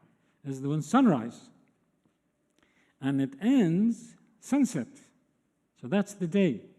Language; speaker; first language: English; non-native, fluent; Arabic